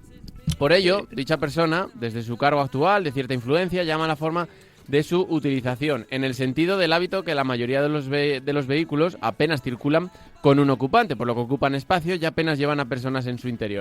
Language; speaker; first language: Spanish; native; Spanish